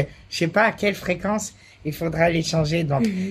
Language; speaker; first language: French; native; French